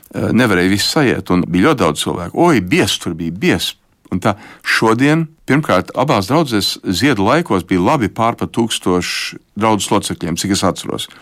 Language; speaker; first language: Latvian; early bilingual, heritage; Latvian